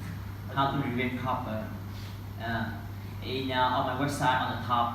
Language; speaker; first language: English; non-native, learner; Vietnamese